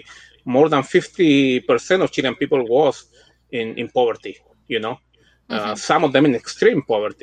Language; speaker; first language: English; non-native, fluent; Spanish